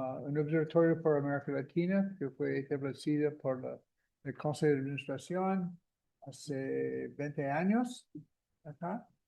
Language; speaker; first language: Spanish; non-native, fluent; English